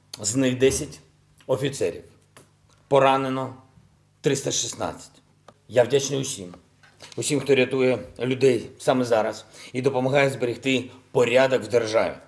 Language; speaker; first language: Ukrainian; non-native, local second language; Russian